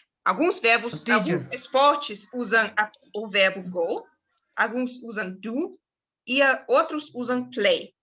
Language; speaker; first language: Portuguese; non-native, fluent; German